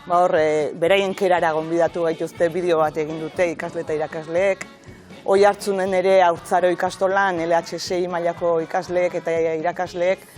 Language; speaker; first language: Basque; native; Basque